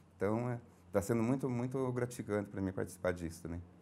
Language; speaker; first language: Portuguese; native; Portuguese